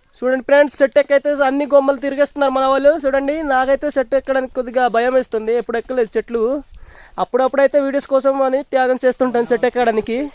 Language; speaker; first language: Telugu; non-native, local second language; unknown